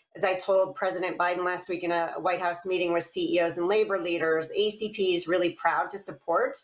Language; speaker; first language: English; native; English